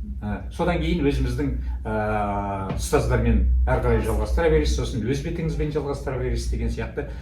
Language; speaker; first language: Kazakh; native; Kazakh